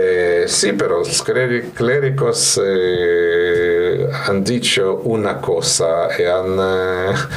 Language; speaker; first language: Spanish; non-native, fluent; Russian